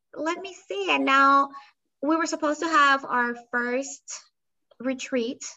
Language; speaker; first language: English; non-native, fluent; Spanish